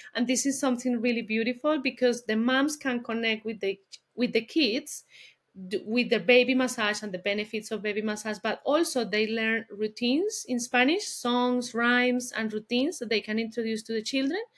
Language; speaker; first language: English; non-native, fluent; Spanish